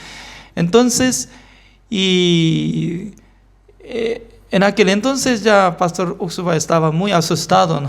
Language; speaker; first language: Spanish; non-native, fluent; Korean